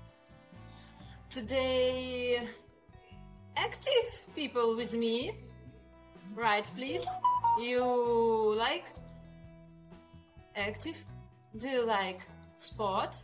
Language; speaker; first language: English; non-native, learner; Russian